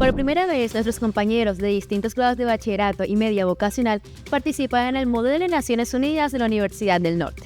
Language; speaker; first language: Spanish; native; Spanish